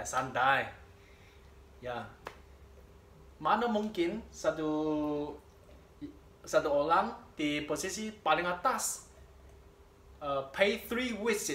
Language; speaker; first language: Indonesian; non-native, learner; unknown